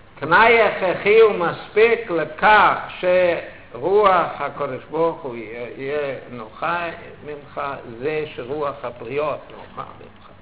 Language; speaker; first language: Hebrew; non-native, fluent; German